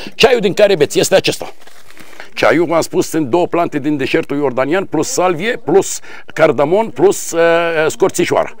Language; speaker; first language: Romanian; non-native, fluent; Arabic